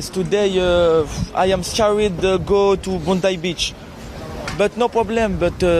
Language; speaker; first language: English; non-native, learner; French